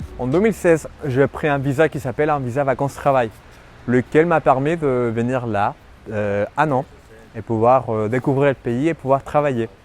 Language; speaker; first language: French; non-native, fluent; Spanish